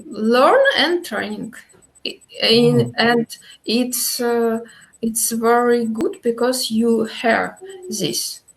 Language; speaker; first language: English; non-native, learner; Russian